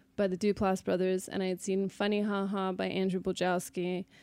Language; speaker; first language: English; native; English